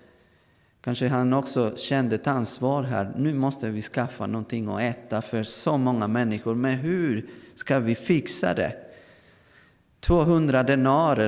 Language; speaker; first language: Swedish; non-native, fluent; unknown